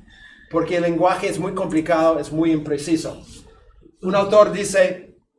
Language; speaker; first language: Spanish; non-native, fluent; English